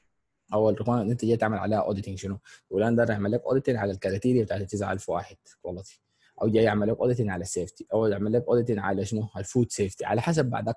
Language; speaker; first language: Arabic; native; Arabic